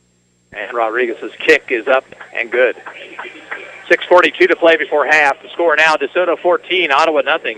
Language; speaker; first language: English; native; English